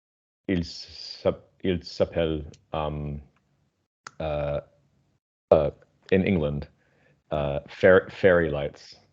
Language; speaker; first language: French; non-native, learner; English